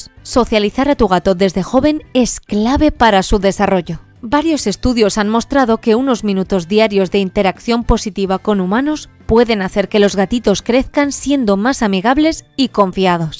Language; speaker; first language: Spanish; native; Spanish